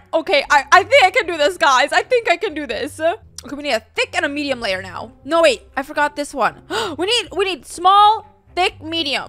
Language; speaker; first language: English; native; English